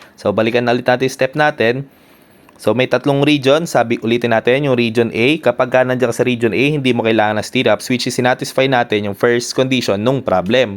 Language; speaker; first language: Filipino; native; Filipino